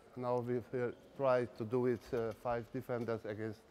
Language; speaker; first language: English; non-native, learner; Hungarian